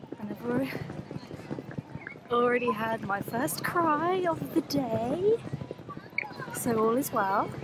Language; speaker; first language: English; native; English